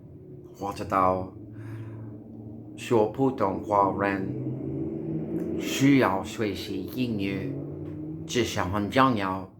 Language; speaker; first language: Chinese; non-native, learner; English